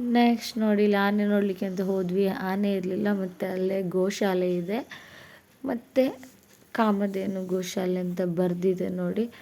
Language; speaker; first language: Kannada; non-native, local second language; Tulu